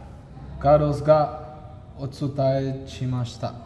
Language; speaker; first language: Japanese; non-native, learner; Spanish